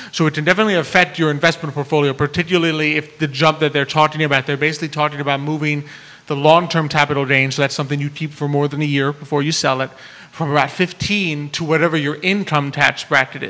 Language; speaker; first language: English; native; English